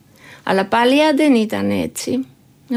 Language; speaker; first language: Greek; non-native, fluent; Georgian